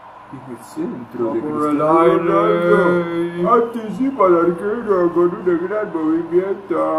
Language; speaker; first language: Spanish; native; Spanish